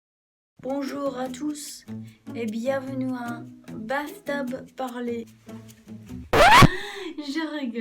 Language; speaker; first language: French; non-native, fluent; English